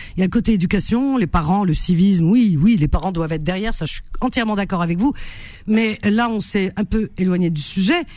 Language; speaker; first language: French; native; French